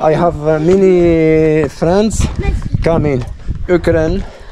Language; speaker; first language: English; non-native, learner; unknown